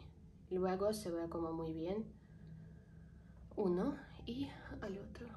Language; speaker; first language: Spanish; non-native, learner; Ukrainian